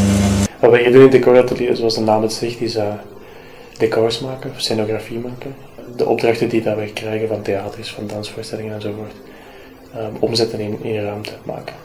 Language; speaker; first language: Dutch; native; Dutch